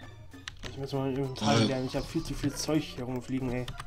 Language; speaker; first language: German; native; German